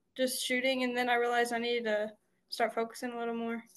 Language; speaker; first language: English; native; English